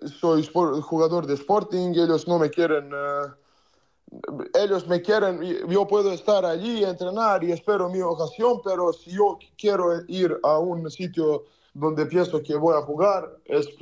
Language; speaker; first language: Spanish; non-native, learner; Serbian